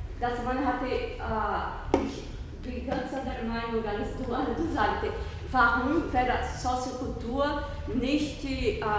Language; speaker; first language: German; non-native, learner; Portuguese